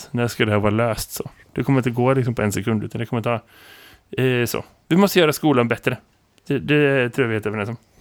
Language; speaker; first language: Swedish; native; Swedish